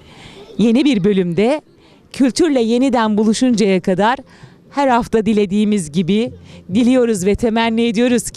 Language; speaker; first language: Turkish; native; Turkish